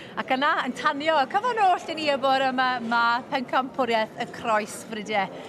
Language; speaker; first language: Welsh; native; Welsh